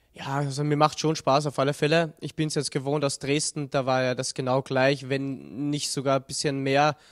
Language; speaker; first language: German; native; German